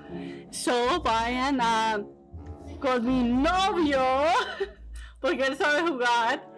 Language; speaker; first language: Spanish; early bilingual, heritage; Spanish